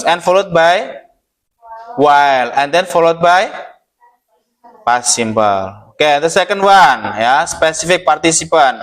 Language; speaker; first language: English; non-native, learner; Indonesian